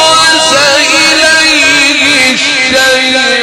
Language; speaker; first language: Arabic; native; Arabic